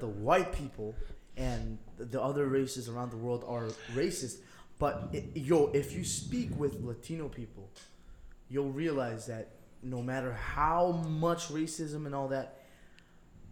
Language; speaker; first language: English; non-native, fluent; Papiamento